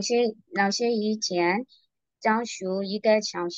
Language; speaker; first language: Chinese; non-native, learner; Burmese